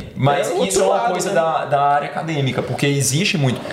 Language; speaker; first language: Portuguese; native; Portuguese